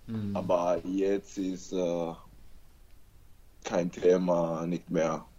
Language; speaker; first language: German; non-native, learner; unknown